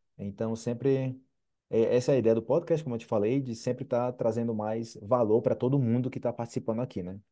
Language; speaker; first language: Portuguese; native; Portuguese